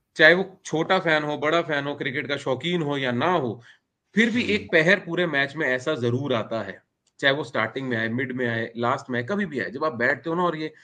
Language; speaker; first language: Hindi; native; Hindi